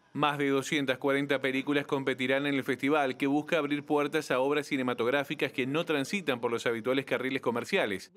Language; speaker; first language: Spanish; native; Spanish